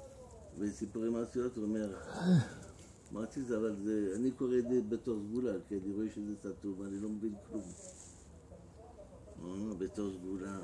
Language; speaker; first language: Hebrew; non-native, fluent; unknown